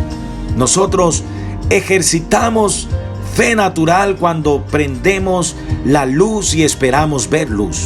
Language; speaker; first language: Spanish; native; Spanish